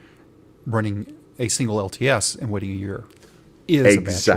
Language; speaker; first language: English; native; English